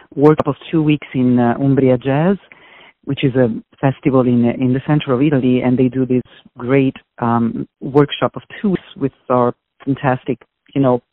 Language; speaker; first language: English; non-native, fluent; Italian